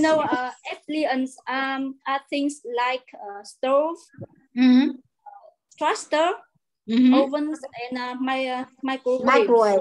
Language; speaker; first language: English; non-native, learner; Vietnamese